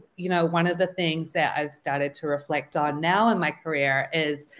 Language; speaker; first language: English; native; English